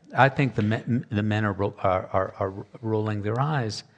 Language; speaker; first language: English; native; English